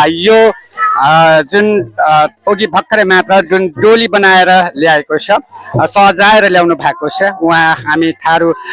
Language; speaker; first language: Nepali; non-native, local second language; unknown